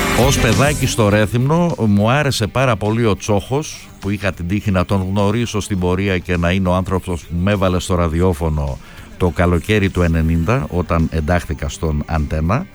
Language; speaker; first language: Greek; native; Greek